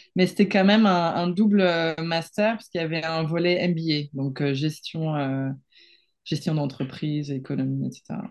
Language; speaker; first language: French; non-native, fluent; Spanish